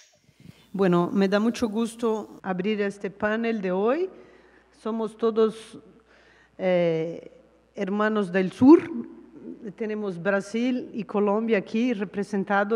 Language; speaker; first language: Spanish; non-native, fluent; Portuguese